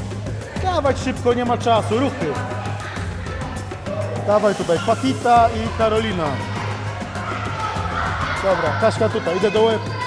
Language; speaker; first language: Polish; native; Polish